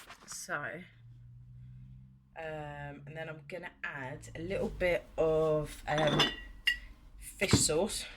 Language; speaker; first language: English; native; English